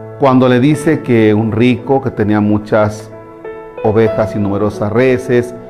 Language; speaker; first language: Spanish; native; Spanish